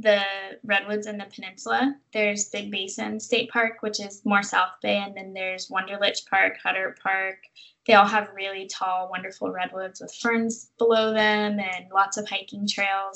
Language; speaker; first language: English; native; English